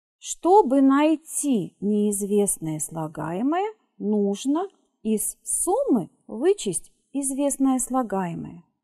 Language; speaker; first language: Russian; native; Russian